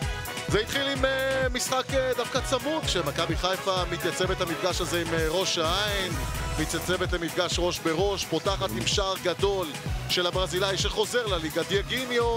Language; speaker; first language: Hebrew; native; Hebrew